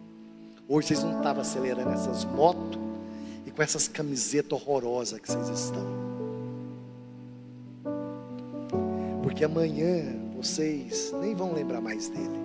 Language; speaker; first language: Portuguese; native; Portuguese